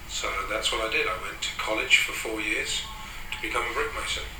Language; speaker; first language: English; native; English